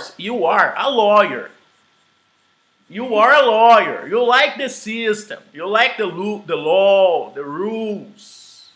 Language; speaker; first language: English; non-native, fluent; Portuguese